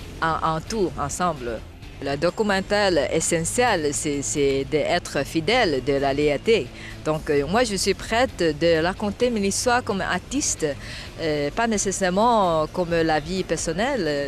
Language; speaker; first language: French; non-native, fluent; Chinese